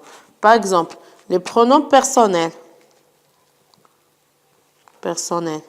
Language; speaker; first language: French; non-native, local second language; Arabic